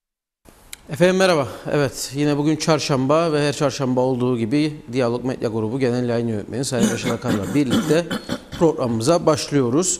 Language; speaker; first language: Turkish; native; Turkish